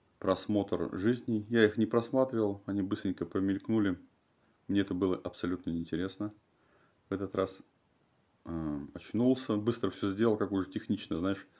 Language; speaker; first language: Russian; native; Russian